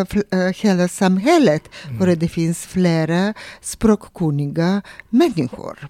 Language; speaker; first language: Swedish; non-native, fluent; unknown